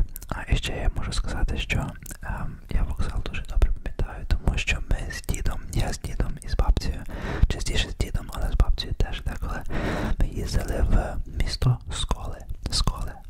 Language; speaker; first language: Ukrainian; early bilingual, heritage; Ukrainian